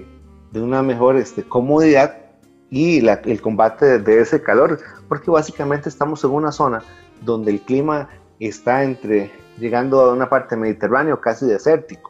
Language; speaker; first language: Spanish; native; Spanish